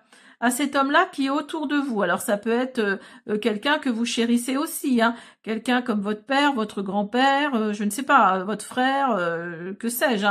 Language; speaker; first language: French; native; French